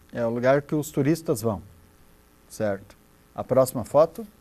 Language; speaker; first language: Portuguese; native; Portuguese